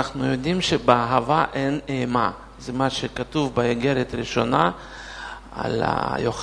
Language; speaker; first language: Hebrew; non-native, fluent; Russian